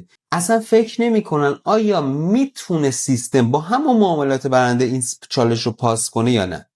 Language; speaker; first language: Persian; native; Persian